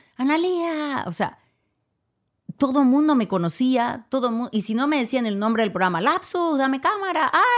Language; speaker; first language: Spanish; native; Spanish